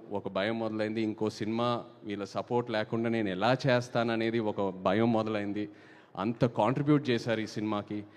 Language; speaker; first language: Telugu; native; Telugu